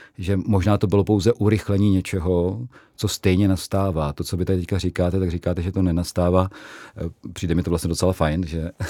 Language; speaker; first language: Czech; native; Czech